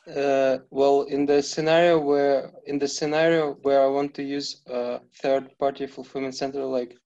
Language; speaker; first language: English; non-native, fluent; Kazakh